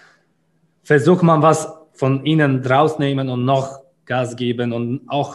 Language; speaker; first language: German; non-native, learner; Polish